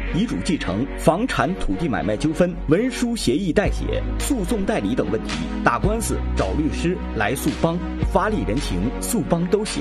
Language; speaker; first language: Chinese; native; Chinese